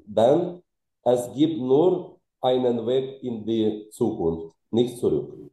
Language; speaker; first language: German; non-native, fluent; Ukrainian